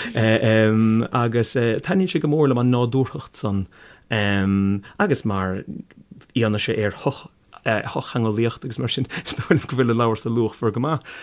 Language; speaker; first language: Irish; native; Irish